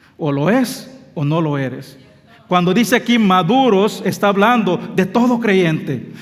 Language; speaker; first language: Spanish; non-native, local second language; English